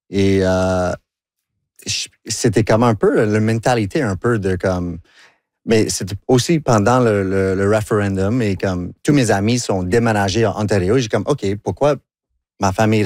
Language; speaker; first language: French; non-native, local second language; English